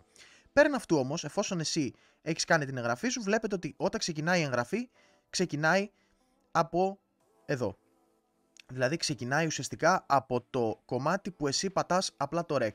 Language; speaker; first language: Greek; native; Greek